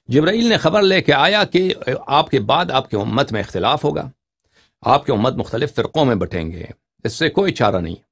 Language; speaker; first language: Urdu; non-native, fluent; Persian